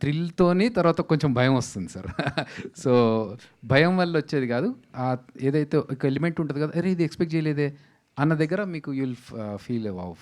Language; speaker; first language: Telugu; native; Telugu